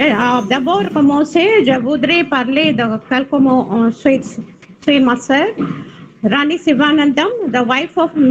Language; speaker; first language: French; non-native, fluent; Tamil